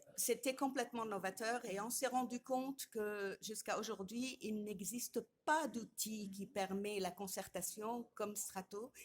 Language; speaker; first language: French; non-native, local second language; Arabic